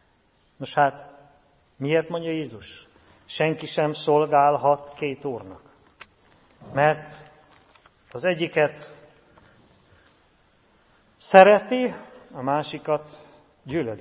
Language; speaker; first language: Hungarian; native; Hungarian